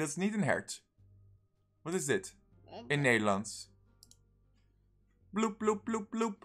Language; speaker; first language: Dutch; non-native, fluent; English